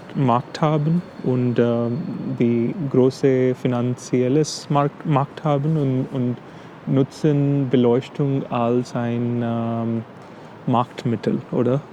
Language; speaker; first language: German; non-native, fluent; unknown